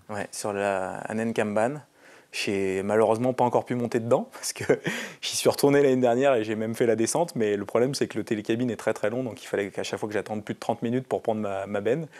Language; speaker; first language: French; native; French